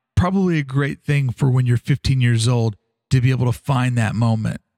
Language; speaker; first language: English; native; English